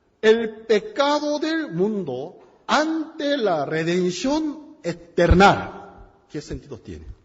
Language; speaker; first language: Spanish; non-native, fluent; Korean